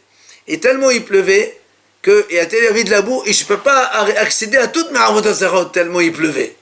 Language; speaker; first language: French; native; French